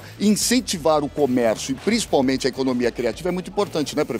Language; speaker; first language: Portuguese; native; Portuguese